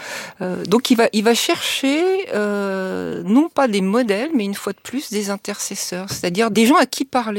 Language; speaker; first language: French; native; French